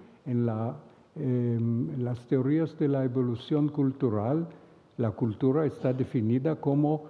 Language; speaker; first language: Spanish; non-native, fluent; Hebrew